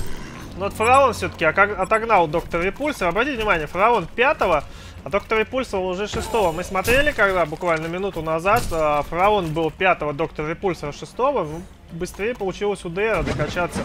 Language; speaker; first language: Russian; native; Russian